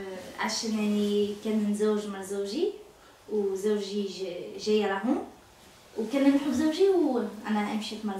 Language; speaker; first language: Arabic; non-native, learner; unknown